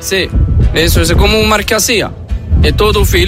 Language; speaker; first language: Spanish; non-native, learner; Arabic